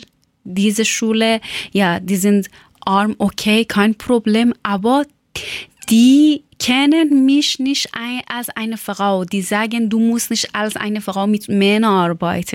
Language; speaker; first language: German; non-native, learner; Persian